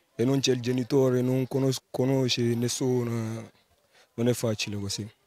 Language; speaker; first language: Italian; non-native, learner; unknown